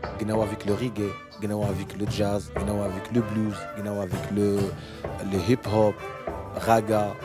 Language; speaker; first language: French; non-native, learner; Arabic